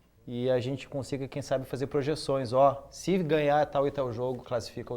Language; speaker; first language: Portuguese; native; Portuguese